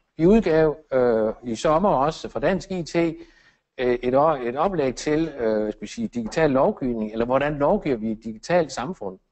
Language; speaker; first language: Danish; native; Danish